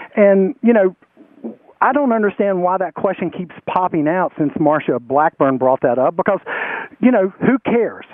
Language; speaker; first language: English; native; English